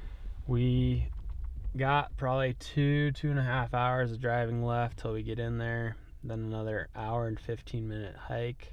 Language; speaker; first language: English; native; English